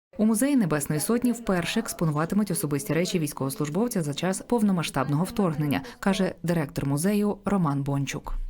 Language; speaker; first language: Ukrainian; native; Ukrainian